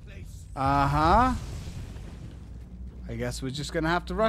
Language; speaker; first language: English; native; English